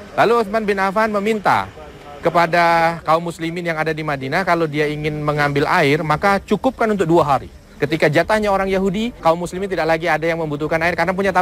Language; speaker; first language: Indonesian; native; Indonesian